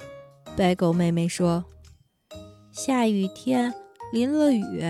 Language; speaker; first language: Chinese; native; Chinese